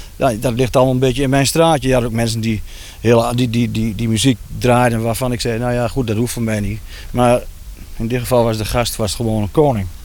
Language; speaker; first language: Dutch; native; Dutch